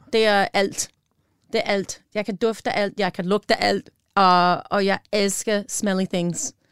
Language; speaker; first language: Danish; non-native, learner; English